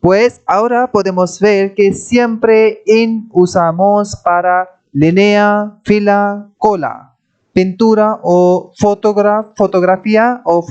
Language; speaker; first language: Spanish; non-native, fluent; Hindi